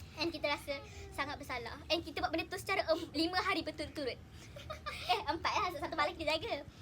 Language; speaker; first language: Malay; native; Malay